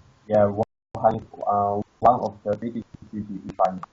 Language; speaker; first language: English; non-native, learner; Chinese